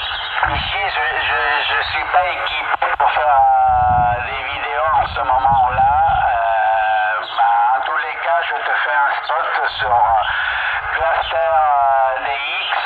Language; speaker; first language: French; early bilingual, heritage; Italian